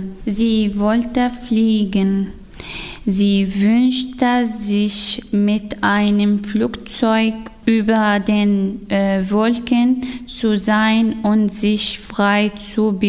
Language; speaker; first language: German; non-native, learner; Arabic